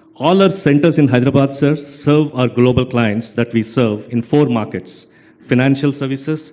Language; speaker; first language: English; non-native, local second language; Telugu